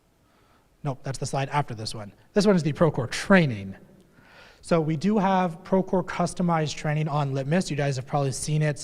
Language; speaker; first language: English; native; English